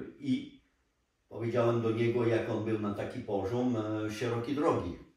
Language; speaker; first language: Polish; early bilingual, heritage; French